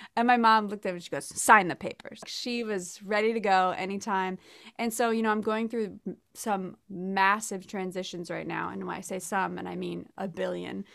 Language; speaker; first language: English; native; English